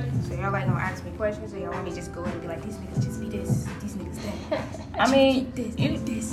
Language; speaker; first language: English; native; English